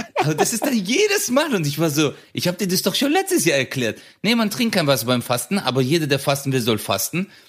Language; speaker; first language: German; native; German